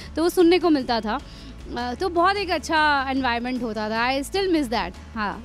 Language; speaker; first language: Hindi; native; Hindi